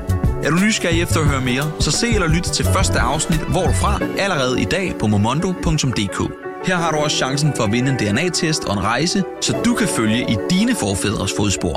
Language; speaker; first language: Danish; native; Danish